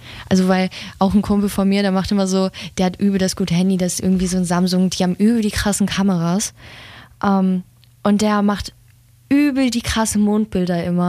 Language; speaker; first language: German; native; German